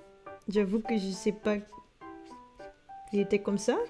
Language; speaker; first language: French; non-native, learner; Dutch